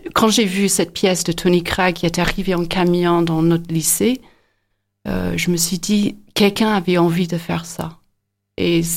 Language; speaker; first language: French; non-native, fluent; English